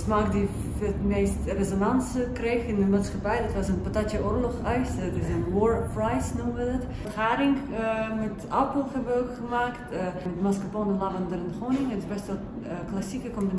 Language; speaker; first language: Dutch; non-native, fluent; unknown